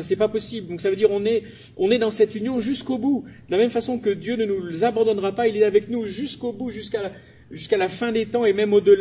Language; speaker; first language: French; native; French